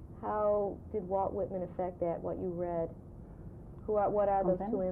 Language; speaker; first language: English; native; English